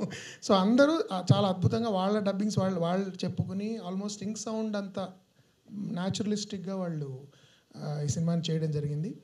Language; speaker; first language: Telugu; native; Telugu